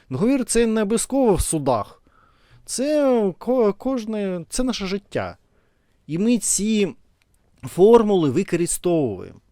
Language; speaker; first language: Ukrainian; non-native, learner; Russian